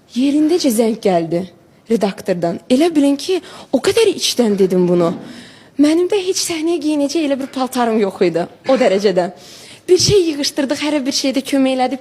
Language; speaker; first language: Azerbaijani; non-native, local second language; Russian